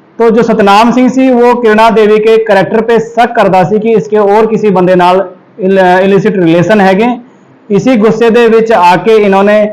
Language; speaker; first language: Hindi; native; Hindi